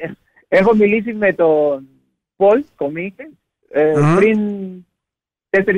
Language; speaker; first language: Greek; non-native, learner; Spanish